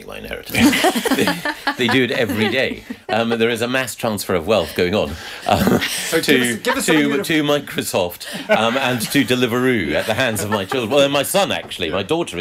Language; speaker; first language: English; native; English